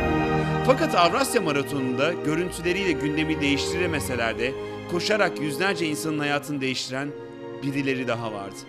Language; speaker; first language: Turkish; native; Turkish